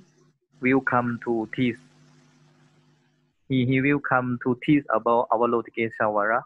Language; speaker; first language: English; non-native, learner; Thai